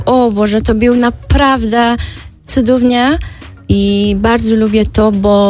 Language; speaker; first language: Polish; non-native, learner; Arabic